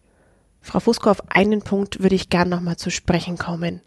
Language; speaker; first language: German; native; German